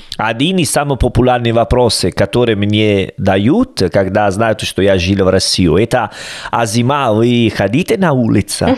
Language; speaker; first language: Russian; non-native, learner; Italian